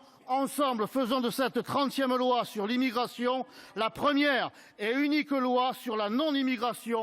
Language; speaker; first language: French; native; French